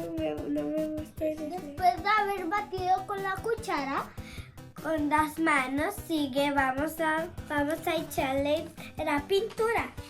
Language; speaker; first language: Spanish; native; Spanish